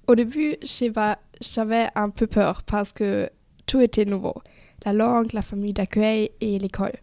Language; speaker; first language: French; non-native, fluent; German